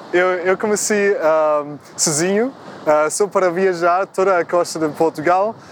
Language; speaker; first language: Portuguese; non-native, fluent; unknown